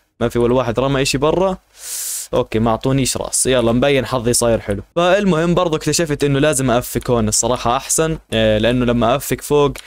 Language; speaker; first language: Arabic; native; Arabic